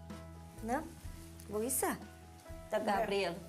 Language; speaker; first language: German; non-native, learner; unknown